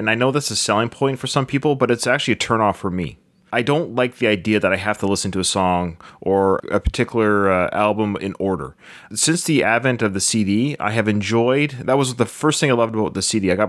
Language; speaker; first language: English; native; English